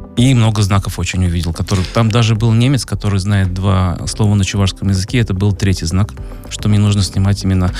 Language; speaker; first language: Russian; native; Russian